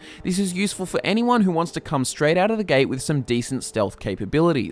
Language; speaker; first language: English; native; English